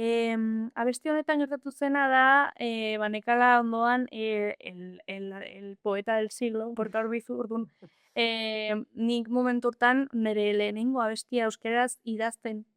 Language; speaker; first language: Basque; non-native, local second language; Spanish